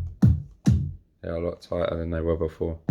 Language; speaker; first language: English; native; English